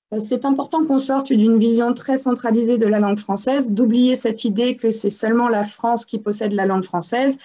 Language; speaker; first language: French; native; French